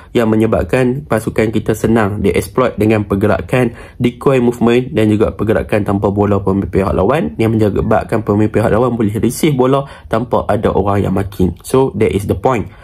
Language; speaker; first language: Malay; native; Malay